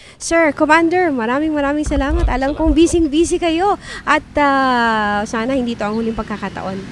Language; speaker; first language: Filipino; native; Filipino